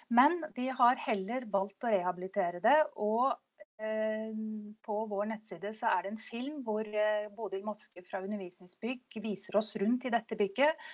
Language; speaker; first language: Norwegian; native; Norwegian